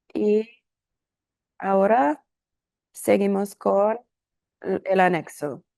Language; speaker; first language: Spanish; non-native, fluent; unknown